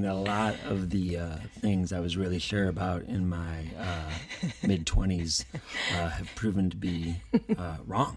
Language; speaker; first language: English; native; English